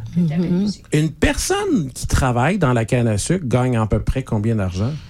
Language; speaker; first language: French; native; French